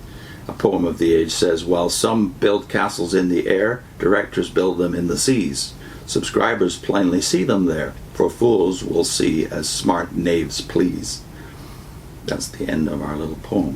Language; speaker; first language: English; native; English